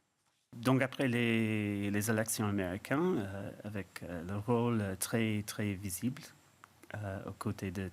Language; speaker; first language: French; non-native, fluent; English